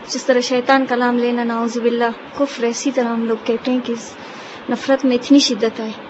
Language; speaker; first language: Urdu; non-native, local second language; Baluchi